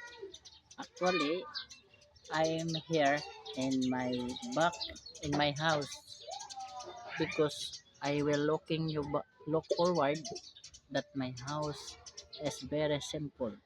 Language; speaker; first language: English; non-native, learner; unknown